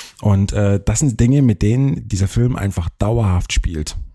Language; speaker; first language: German; native; German